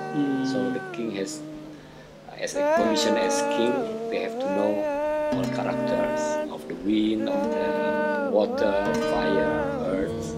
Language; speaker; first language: English; non-native, fluent; Indonesian